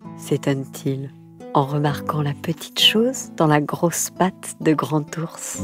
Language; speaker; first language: French; native; French